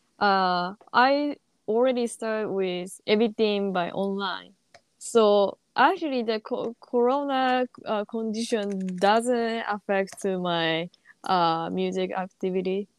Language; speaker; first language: English; non-native, learner; Japanese